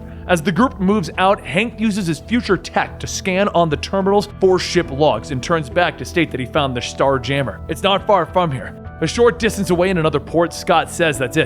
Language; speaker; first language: English; native; English